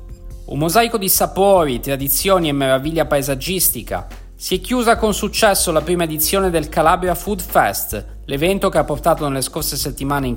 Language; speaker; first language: Italian; native; Italian